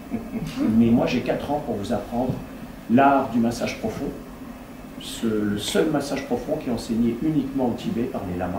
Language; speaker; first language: French; native; French